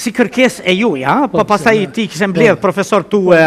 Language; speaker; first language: Albanian; native; Albanian